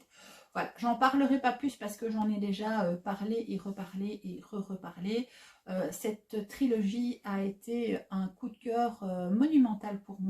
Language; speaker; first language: French; native; French